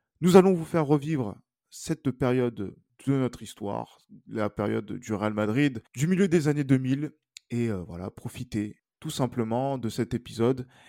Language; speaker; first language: French; native; French